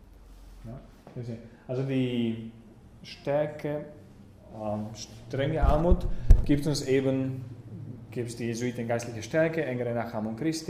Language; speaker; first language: German; non-native, fluent; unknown